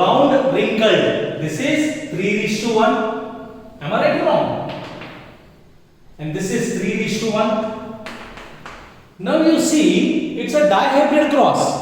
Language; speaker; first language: English; non-native, local second language; Hindi